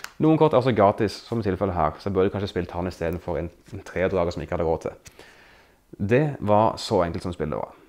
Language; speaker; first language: Norwegian; native; Norwegian